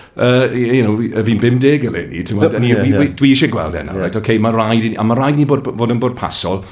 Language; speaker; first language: Welsh; native; Welsh